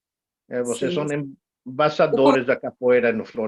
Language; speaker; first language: Portuguese; non-native, learner; English